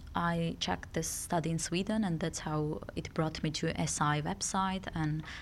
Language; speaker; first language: English; non-native, fluent; Georgian